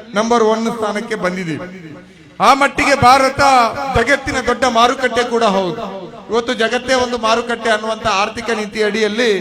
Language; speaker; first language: Kannada; non-native, local second language; Badaga